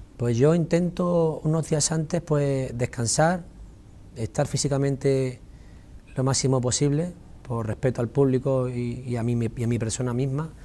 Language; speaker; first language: Spanish; native; Spanish